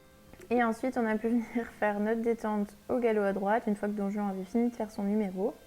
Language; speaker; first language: French; native; French